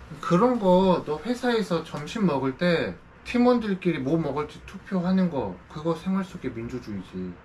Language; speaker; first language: Korean; native; Korean